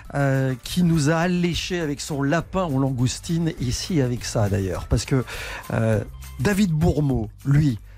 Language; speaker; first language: French; native; French